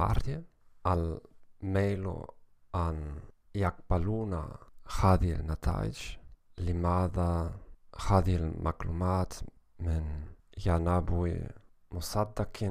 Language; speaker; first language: Arabic; non-native, learner; German